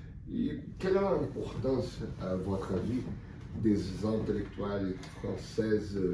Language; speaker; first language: French; non-native, learner; Portuguese